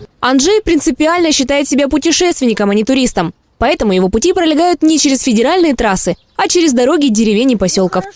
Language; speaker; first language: Russian; native; Russian